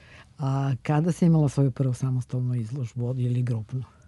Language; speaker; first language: Serbian; native; Serbian